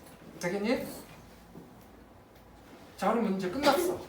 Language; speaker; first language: Korean; native; Korean